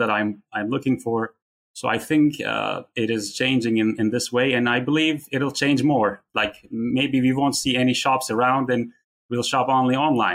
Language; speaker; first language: English; non-native, fluent; Turkish